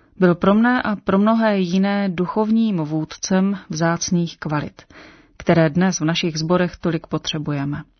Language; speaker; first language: Czech; native; Czech